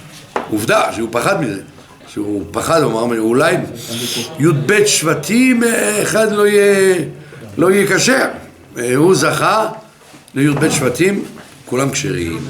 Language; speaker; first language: Hebrew; non-native, fluent; French